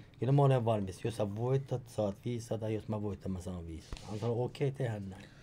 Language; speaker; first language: Finnish; non-native, fluent; Persian